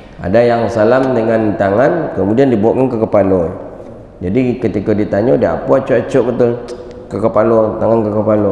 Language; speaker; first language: Malay; non-native, local second language; Minangkabau